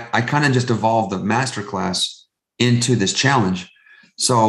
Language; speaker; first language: English; native; English